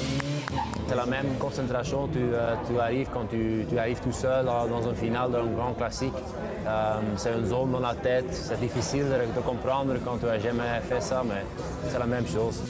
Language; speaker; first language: French; non-native, local second language; Dutch